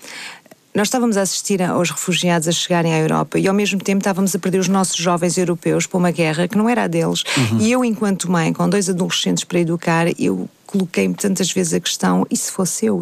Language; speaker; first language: Portuguese; native; Portuguese